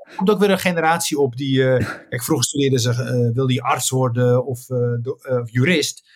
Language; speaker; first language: Dutch; early bilingual, other home language; Riffian